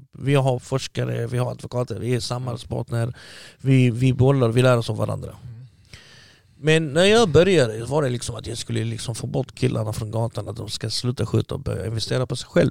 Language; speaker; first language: Swedish; early bilingual, other home language; Arabic